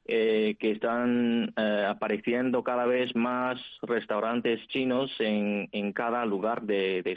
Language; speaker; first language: Spanish; non-native, fluent; Chinese